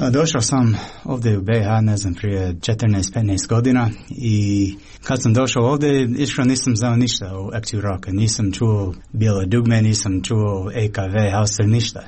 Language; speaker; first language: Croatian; non-native, fluent; English